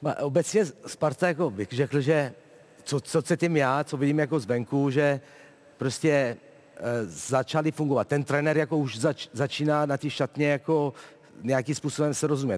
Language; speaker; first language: Czech; non-native, fluent; Italian